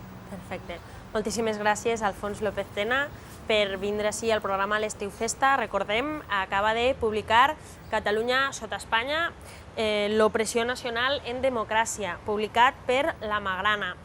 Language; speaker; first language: Catalan; native; Catalan